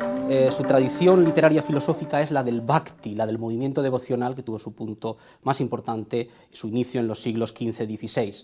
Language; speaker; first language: Spanish; native; Spanish